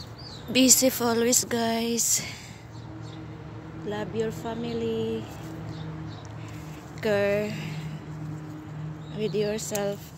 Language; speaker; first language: English; non-native, learner; Filipino